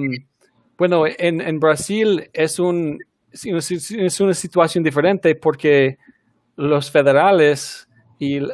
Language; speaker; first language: Spanish; non-native, fluent; English